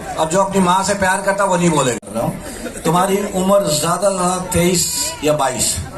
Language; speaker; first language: Urdu; native; Urdu